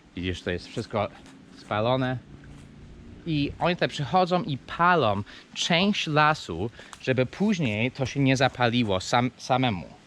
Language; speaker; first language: Polish; non-native, fluent; English